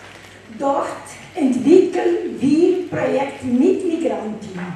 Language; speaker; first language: German; non-native, fluent; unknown